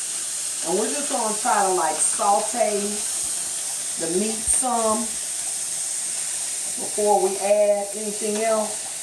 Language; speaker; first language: English; native; English